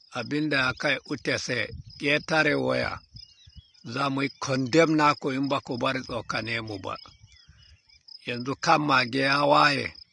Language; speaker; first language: Hausa; non-native, local second language; Fula